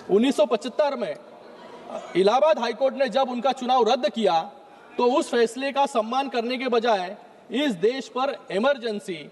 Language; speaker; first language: Hindi; non-native, local second language; Marathi